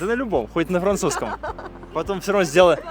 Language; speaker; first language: Russian; native; Russian